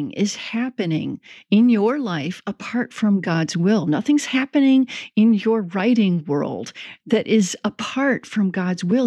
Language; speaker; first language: English; native; English